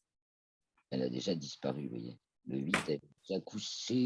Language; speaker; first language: French; native; French